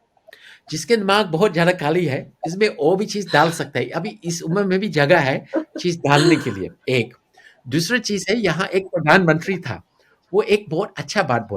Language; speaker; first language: Hindi; non-native, fluent; English